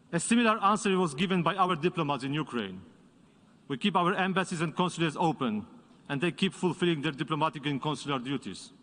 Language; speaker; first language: English; non-native, fluent; Polish